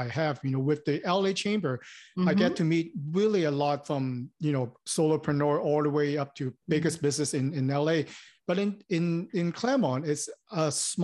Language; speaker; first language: English; non-native, local second language; Cantonese